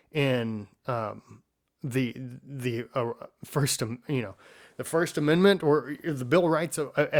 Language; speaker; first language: English; native; English